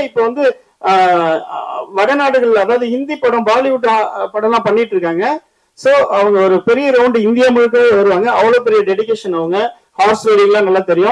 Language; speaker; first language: Tamil; native; Tamil